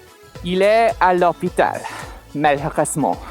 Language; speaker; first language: French; non-native, learner; English